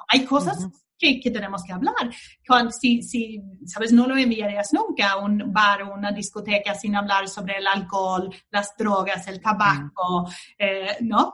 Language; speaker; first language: Spanish; non-native, fluent; Swedish